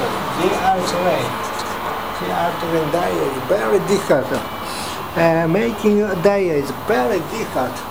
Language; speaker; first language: English; non-native, learner; Japanese